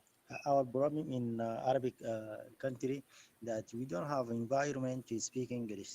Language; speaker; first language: English; non-native, learner; Arabic